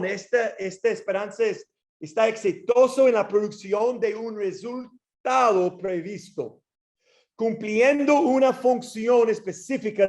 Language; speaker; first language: Spanish; non-native, fluent; English